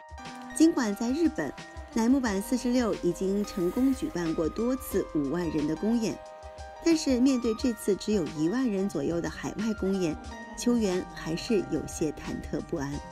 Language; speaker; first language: Chinese; native; Chinese